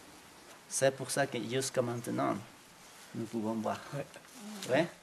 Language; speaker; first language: French; non-native, learner; Quechua